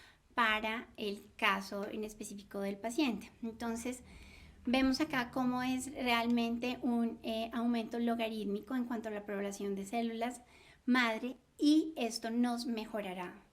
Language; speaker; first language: Spanish; native; Spanish